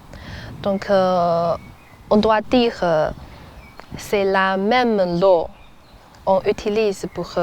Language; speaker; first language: French; non-native, learner; Chinese